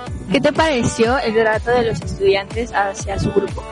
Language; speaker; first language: Spanish; native; Spanish